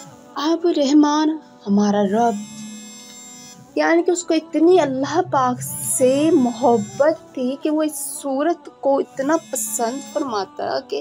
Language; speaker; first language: Urdu; native; Urdu